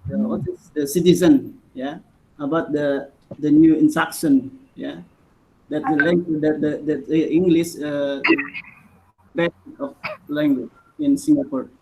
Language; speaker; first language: English; non-native, learner; Indonesian